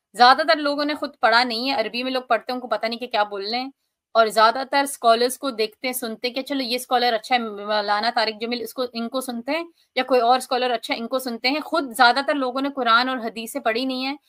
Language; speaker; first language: Hindi; early bilingual, heritage; Hindi